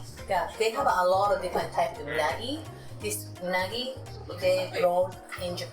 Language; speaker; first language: English; non-native, learner; Japanese